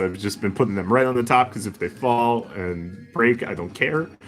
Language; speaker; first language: English; native; English